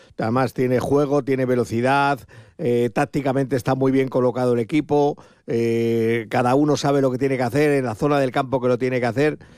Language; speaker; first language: Spanish; native; Spanish